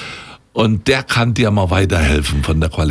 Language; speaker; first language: German; native; German